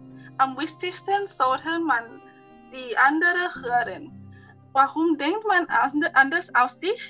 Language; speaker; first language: German; non-native, learner; Thai